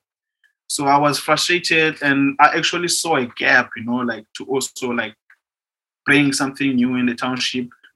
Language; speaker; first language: English; non-native, local second language; Xhosa